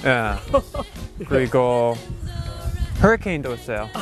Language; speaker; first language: Korean; non-native, fluent; English